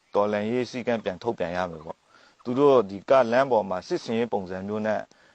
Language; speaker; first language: Burmese; non-native, local second language; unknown